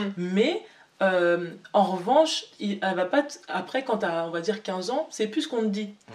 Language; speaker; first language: French; native; French